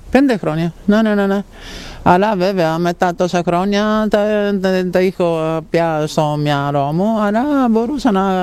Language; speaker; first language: Greek; non-native, fluent; Italian